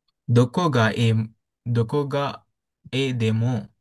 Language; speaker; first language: Japanese; non-native, learner; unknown